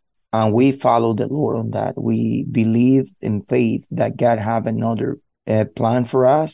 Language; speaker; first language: English; non-native, fluent; Spanish